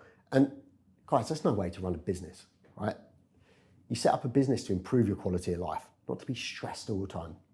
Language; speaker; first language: English; native; English